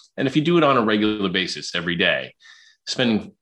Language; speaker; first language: English; native; English